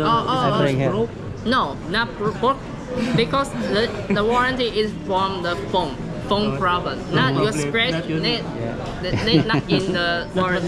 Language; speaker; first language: English; non-native, learner; Chinese